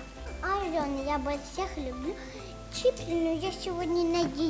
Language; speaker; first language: Russian; non-native, learner; Tajik